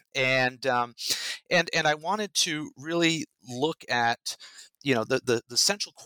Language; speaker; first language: English; native; English